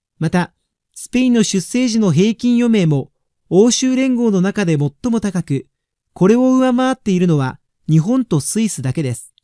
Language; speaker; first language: Japanese; native; Japanese